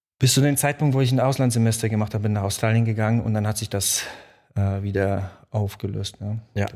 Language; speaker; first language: German; early bilingual, other home language; Polish